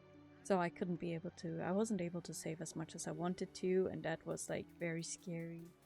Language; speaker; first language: English; non-native, fluent; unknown